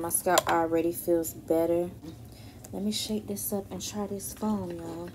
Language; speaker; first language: English; native; English